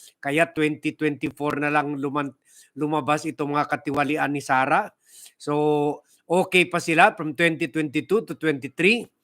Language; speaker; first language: Filipino; native; Filipino